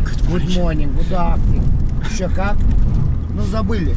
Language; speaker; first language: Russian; non-native, local second language; Kyrgyz